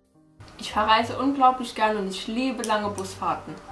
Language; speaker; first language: German; native; German